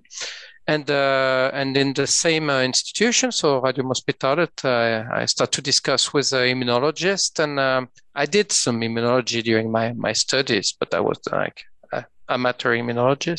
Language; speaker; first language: English; non-native, fluent; French